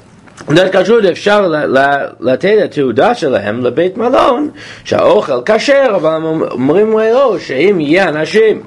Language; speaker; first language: Hebrew; non-native, fluent; English